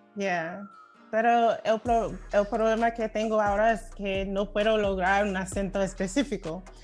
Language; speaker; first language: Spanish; non-native, fluent; English